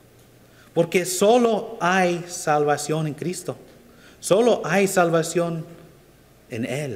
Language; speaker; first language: Spanish; non-native, fluent; English